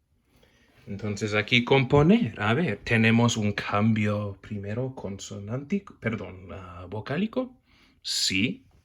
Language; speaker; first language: Spanish; non-native, fluent; English